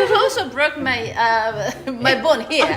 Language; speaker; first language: English; non-native, fluent; Japanese